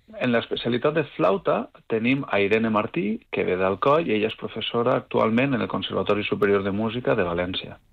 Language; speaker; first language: Catalan; native; Catalan